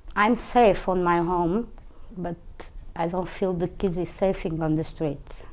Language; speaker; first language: English; non-native, learner; Portuguese